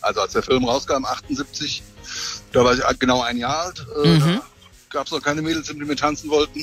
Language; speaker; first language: German; native; German